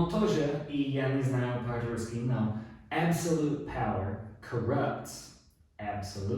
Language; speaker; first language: Russian; non-native, learner; English